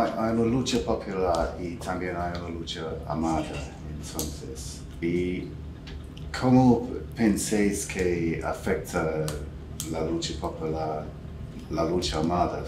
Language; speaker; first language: Spanish; non-native, fluent; English